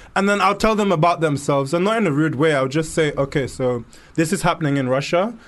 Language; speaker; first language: English; native; English